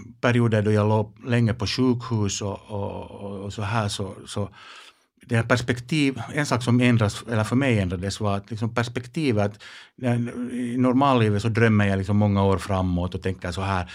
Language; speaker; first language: Swedish; non-native, local second language; Finnish